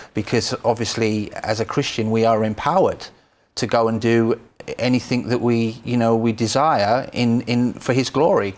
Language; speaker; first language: English; native; English